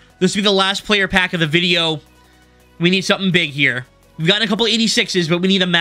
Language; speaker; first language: English; native; English